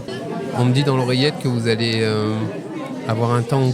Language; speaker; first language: French; native; French